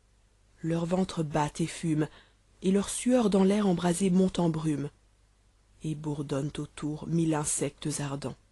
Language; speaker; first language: French; native; French